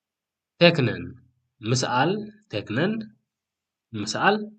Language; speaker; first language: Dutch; non-native, learner; Tigrinya